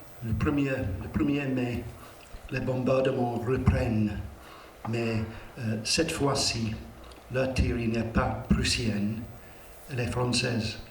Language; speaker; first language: French; non-native, learner; English